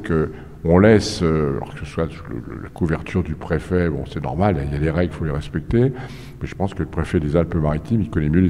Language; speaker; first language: French; native; French